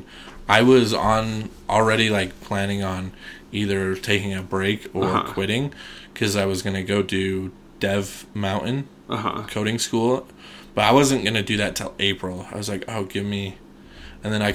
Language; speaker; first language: English; native; English